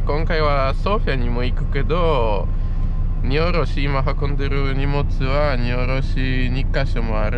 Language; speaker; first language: Japanese; non-native, fluent; Polish